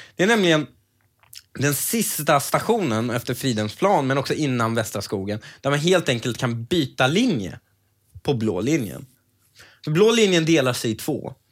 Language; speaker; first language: Swedish; early bilingual, other home language; Persian